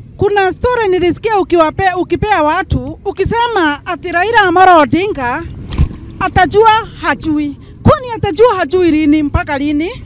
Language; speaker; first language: Swahili; non-native, local second language; Kikuyu